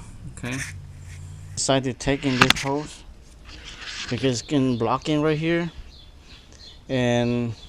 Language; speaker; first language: English; non-native, fluent; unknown